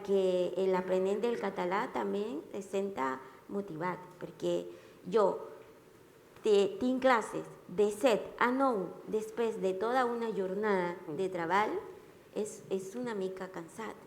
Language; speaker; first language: Catalan; non-native, learner; Spanish